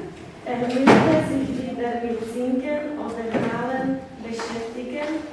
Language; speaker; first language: German; non-native, learner; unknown